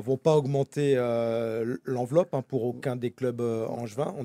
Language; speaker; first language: French; native; French